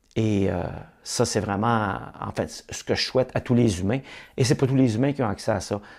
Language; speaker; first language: French; native; French